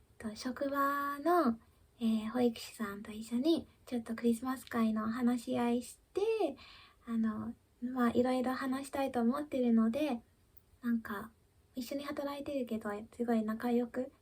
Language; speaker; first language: Japanese; early bilingual, heritage; Japanese